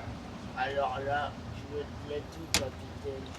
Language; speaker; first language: French; native; French